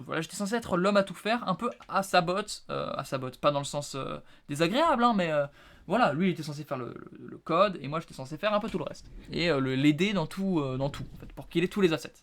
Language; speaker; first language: French; native; French